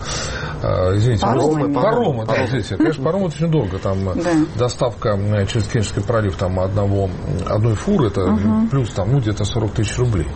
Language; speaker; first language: Russian; native; Russian